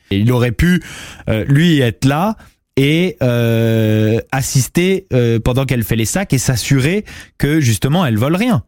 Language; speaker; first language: French; native; French